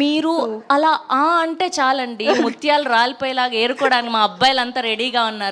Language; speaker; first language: Telugu; native; Telugu